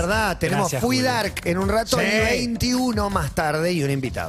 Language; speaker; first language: Spanish; native; Spanish